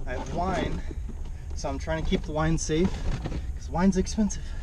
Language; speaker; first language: English; native; English